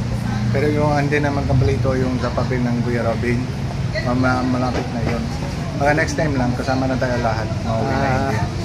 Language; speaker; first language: Filipino; non-native, learner; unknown